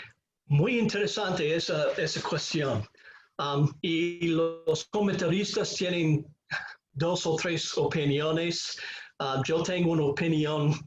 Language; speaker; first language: Spanish; non-native, fluent; English